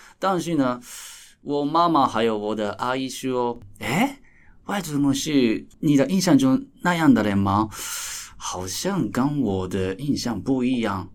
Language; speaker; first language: Chinese; non-native, fluent; Japanese